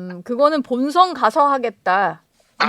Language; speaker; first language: Korean; native; Korean